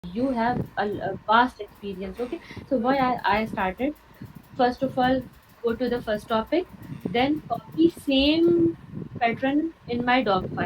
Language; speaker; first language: English; non-native, local second language; Urdu